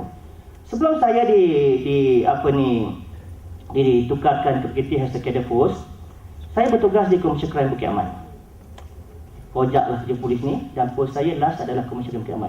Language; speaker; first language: Malay; native; Malay